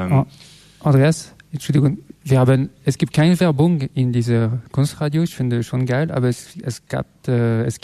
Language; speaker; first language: German; non-native, learner; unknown